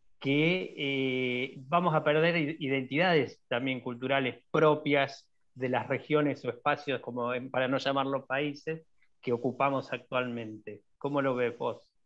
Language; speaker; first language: Spanish; native; Spanish